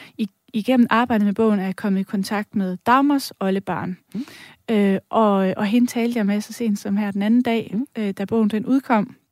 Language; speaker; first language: Danish; native; Danish